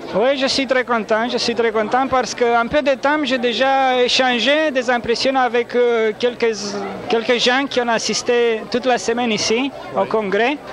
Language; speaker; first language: French; non-native, fluent; Romanian